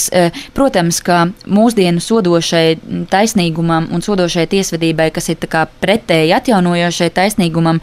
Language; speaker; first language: Latvian; native; Latvian